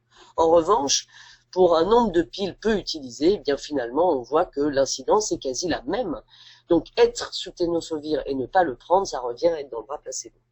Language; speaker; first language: French; native; French